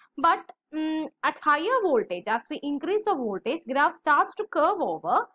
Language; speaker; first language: English; non-native, local second language; Malayalam